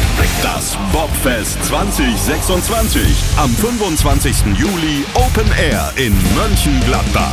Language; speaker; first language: German; native; German